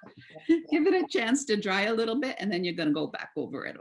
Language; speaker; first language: English; native; English